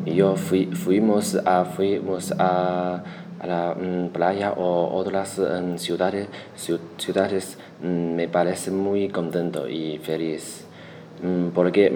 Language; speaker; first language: Spanish; non-native, learner; Chinese